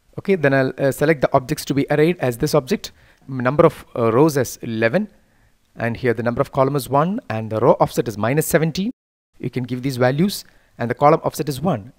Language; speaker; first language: English; non-native, local second language; Malayalam